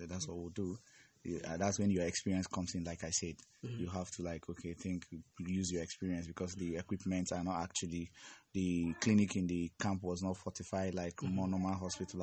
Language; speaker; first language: English; non-native, local second language; Igbo